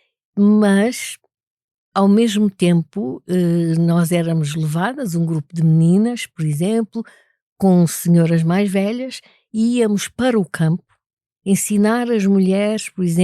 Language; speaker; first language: Portuguese; native; Portuguese